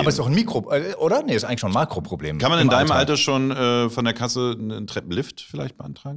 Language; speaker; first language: German; native; German